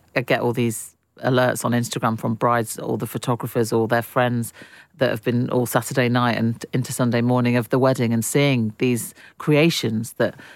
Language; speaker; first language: English; native; English